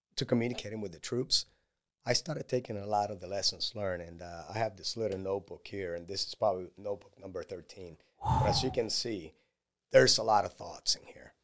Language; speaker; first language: English; non-native, fluent; Spanish